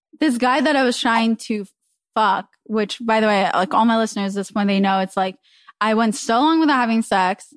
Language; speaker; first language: English; early bilingual, other home language; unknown